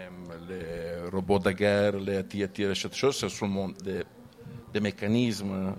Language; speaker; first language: French; non-native, learner; Italian